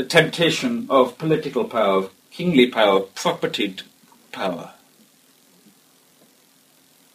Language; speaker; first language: English; native; English